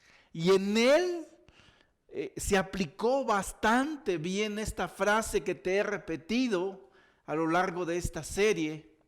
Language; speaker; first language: Spanish; native; Spanish